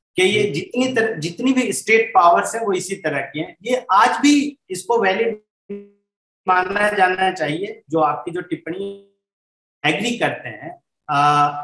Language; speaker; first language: Hindi; native; Hindi